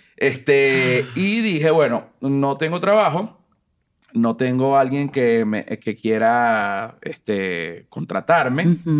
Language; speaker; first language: Spanish; native; Spanish